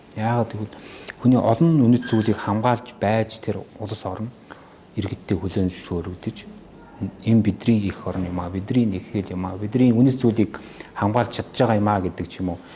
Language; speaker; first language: Mongolian; non-native, local second language; Kazakh